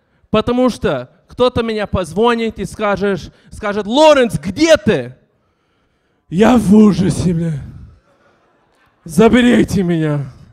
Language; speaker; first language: Russian; early bilingual, heritage; Russian